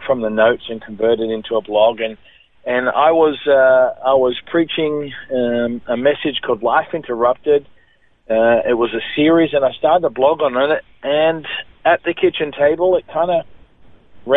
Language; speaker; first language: English; native; English